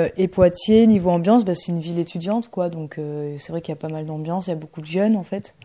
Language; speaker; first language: French; early bilingual, other home language; Bulgarian